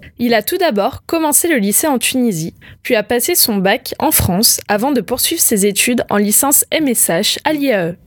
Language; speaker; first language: French; native; French